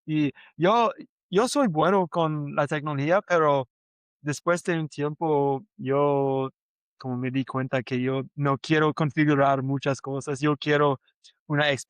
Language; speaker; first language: Spanish; non-native, learner; English